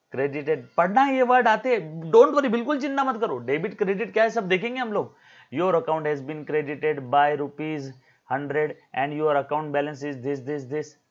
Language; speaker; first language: Hindi; non-native, local second language; Marathi